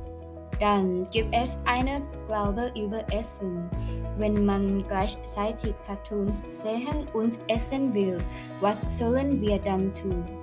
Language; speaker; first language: German; non-native, learner; Thai